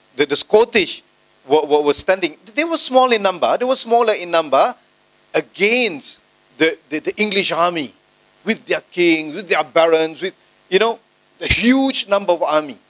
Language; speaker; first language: English; non-native, local second language; Malay